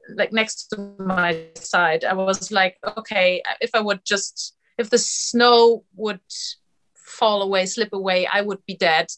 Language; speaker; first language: English; non-native, fluent; German